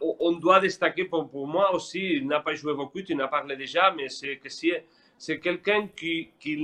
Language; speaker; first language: French; non-native, learner; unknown